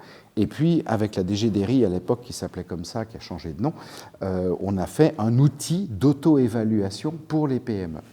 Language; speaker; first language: French; native; French